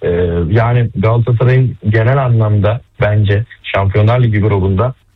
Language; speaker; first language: Turkish; native; Turkish